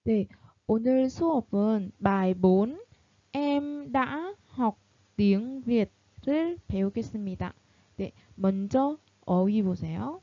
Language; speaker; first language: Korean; non-native, fluent; Vietnamese